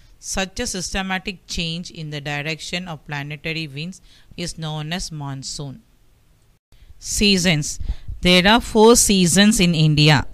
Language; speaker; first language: English; non-native, local second language; Tamil